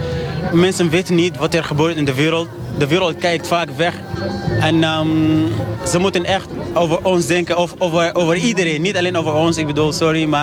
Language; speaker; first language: Dutch; non-native, learner; Arabic